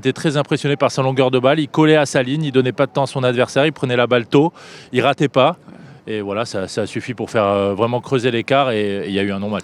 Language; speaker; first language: French; native; French